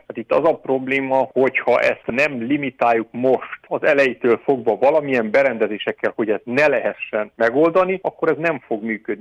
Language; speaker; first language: Hungarian; native; Hungarian